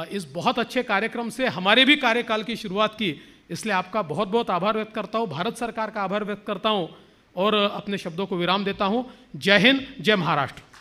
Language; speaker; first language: Hindi; non-native, local second language; Marathi